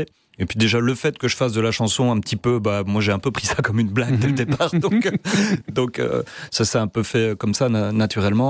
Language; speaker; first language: French; native; French